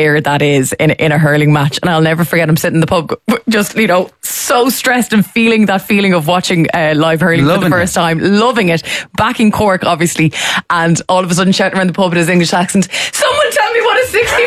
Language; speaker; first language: English; native; English